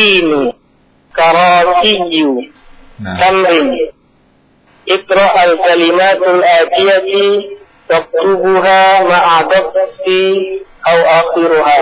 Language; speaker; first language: Arabic; non-native, learner; Indonesian